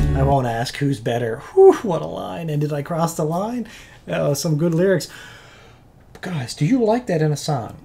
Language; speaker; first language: English; native; English